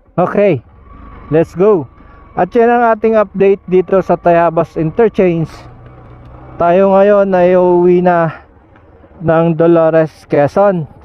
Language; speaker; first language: Filipino; native; Filipino